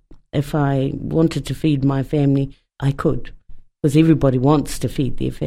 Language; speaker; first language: English; native; English